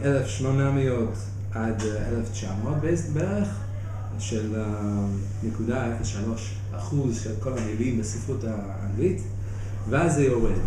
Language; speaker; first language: Hebrew; non-native, fluent; English